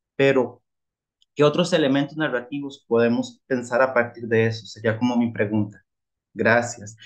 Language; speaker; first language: Spanish; native; Spanish